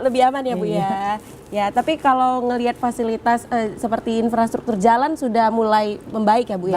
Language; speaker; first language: Indonesian; native; Indonesian